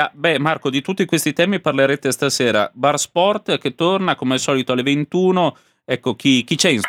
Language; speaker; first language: Italian; native; Italian